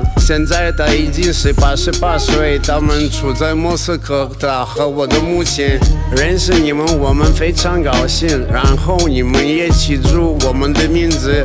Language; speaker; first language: Chinese; non-native, learner; Russian